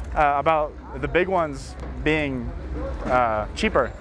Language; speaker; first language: English; native; English